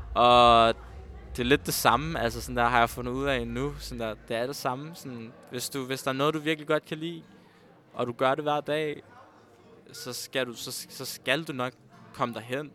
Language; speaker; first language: Danish; early bilingual, other home language; Spanish